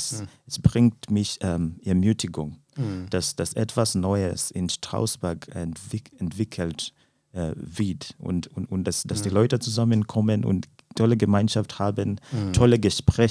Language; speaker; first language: German; non-native, fluent; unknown